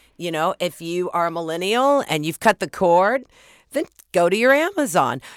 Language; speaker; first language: English; native; English